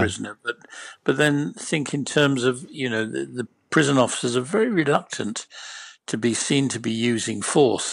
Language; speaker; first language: English; native; English